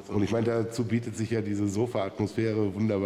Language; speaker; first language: German; native; German